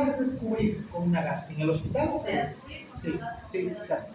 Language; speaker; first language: Spanish; native; Spanish